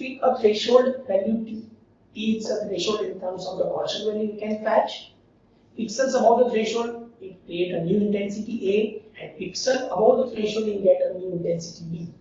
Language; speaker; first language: English; non-native, local second language; Gujarati